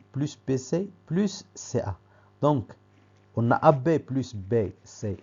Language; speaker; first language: French; non-native, local second language; Arabic